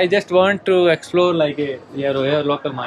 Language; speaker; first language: English; non-native, learner; Hindi